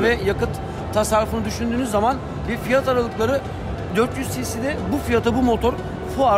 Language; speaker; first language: Turkish; native; Turkish